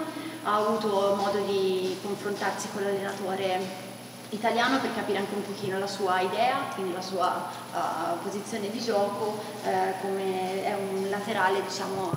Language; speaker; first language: Italian; native; Italian